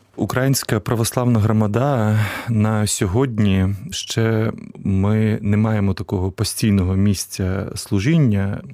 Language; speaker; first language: Ukrainian; native; Ukrainian